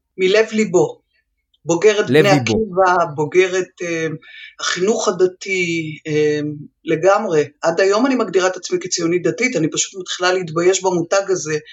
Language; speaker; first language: Hebrew; native; Hebrew